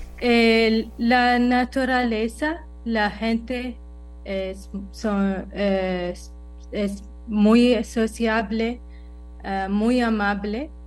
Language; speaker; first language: Spanish; non-native, learner; Arabic